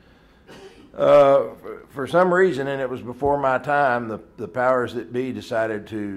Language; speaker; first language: English; native; English